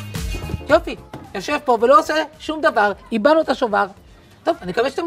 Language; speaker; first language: Hebrew; native; Hebrew